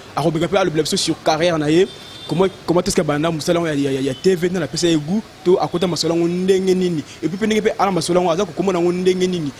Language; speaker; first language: Lingala; native; Lingala